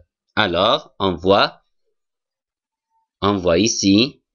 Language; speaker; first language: French; non-native, fluent; Arabic